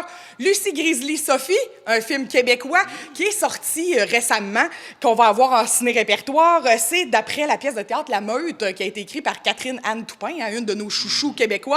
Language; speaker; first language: French; native; French